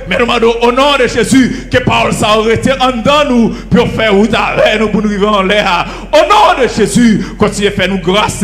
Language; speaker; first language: French; non-native, local second language; Haitian Creole